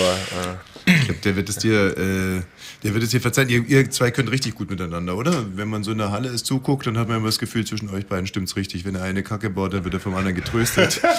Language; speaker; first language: German; native; German